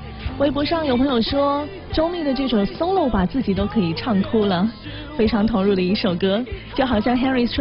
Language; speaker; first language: Chinese; native; Chinese